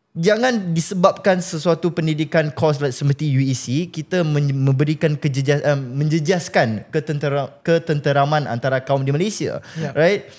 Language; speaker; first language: Malay; non-native, local second language; Chinese